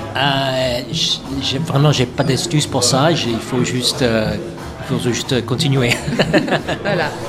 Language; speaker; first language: French; non-native, fluent; English